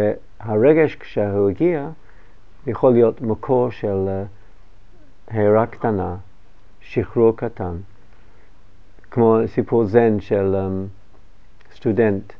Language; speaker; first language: Hebrew; non-native, fluent; English